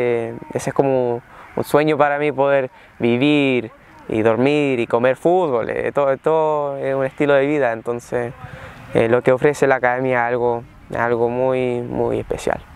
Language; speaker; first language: Spanish; early bilingual, heritage; Spanish